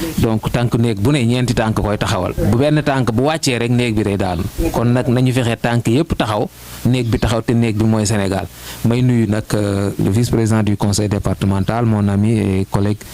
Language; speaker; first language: Wolof; native; Wolof